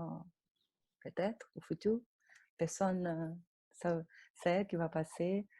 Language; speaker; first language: French; non-native, fluent; Portuguese